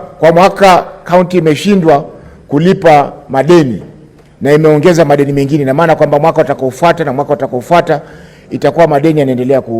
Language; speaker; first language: Swahili; native; Swahili